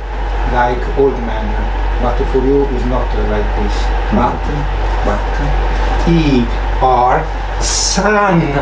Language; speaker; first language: English; non-native, learner; Italian